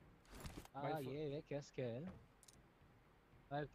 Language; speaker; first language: English; non-native, learner; Korean